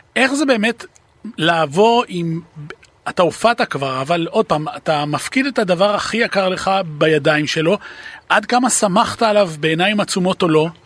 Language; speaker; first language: Hebrew; native; Hebrew